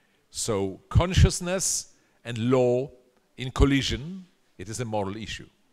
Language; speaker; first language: English; non-native, fluent; Polish